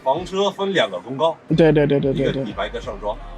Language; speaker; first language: Chinese; native; Chinese